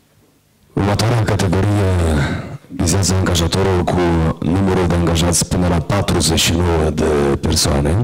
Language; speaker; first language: Romanian; native; Romanian